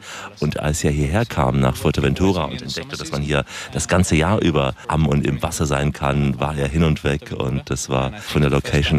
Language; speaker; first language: German; native; German